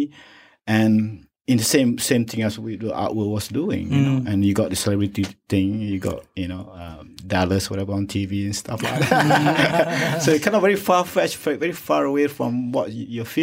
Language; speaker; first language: English; non-native, local second language; Malay